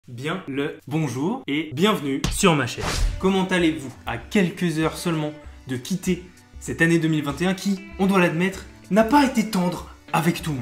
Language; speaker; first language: French; native; French